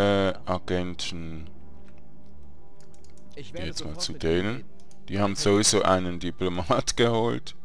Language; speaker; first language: German; native; German